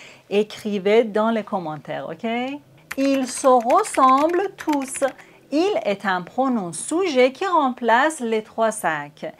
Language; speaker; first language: French; native; French